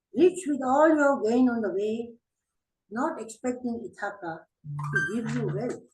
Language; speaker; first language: English; non-native, local second language; Marathi